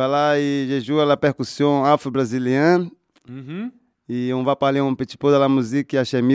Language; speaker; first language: French; non-native, learner; Portuguese